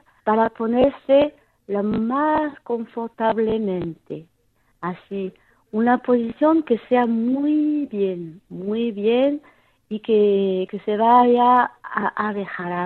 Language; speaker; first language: Spanish; non-native, fluent; French